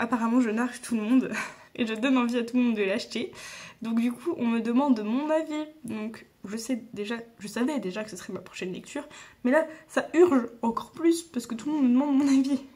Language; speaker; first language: French; native; French